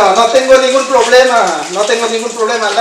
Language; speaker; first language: Spanish; non-native, learner; Haitian Creole